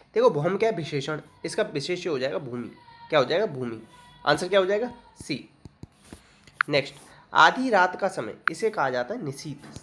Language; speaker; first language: Hindi; native; Hindi